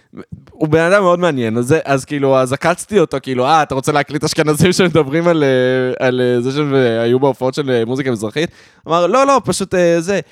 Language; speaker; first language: Hebrew; early bilingual, other home language; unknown